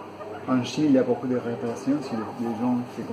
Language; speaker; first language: French; non-native, fluent; Spanish